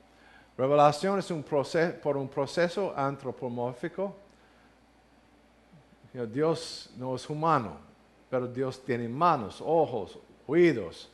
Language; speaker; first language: Spanish; non-native, learner; English